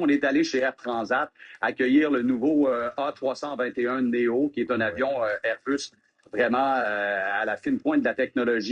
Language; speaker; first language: French; native; French